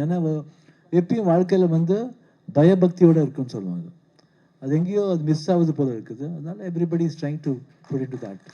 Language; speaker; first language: Tamil; non-native, local second language; Kannada